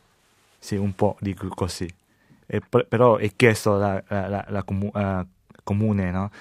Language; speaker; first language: Italian; non-native, learner; Chinese